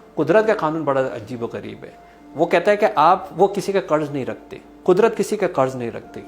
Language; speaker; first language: Urdu; native; Urdu